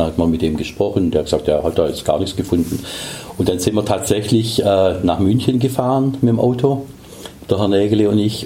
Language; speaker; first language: German; native; German